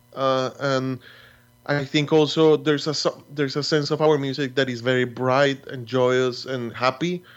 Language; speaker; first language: English; non-native, fluent; Spanish